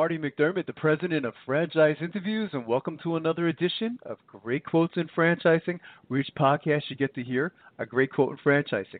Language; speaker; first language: English; native; English